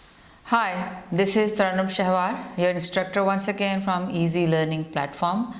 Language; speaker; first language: English; non-native, fluent; Urdu